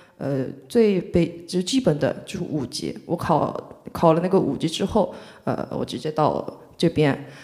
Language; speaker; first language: Chinese; non-native, fluent; Korean